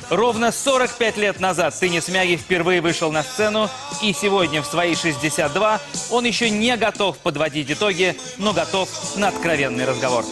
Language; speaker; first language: Russian; native; Russian